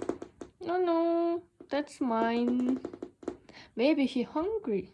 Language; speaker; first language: English; non-native, learner; Korean